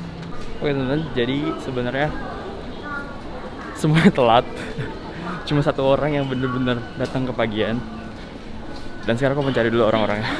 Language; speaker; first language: Indonesian; native; Indonesian